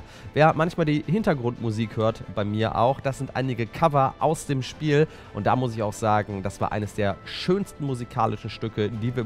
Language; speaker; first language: German; native; German